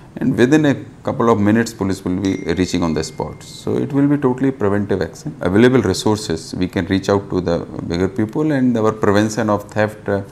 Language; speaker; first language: English; non-native, local second language; Hindi